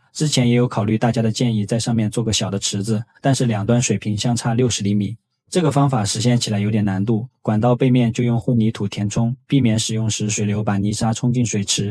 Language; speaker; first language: Chinese; native; Chinese